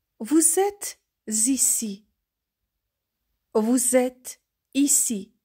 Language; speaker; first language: French; non-native, fluent; Persian